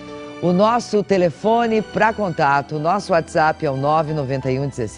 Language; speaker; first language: Portuguese; native; Portuguese